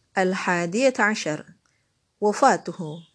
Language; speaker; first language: Arabic; non-native, learner; Indonesian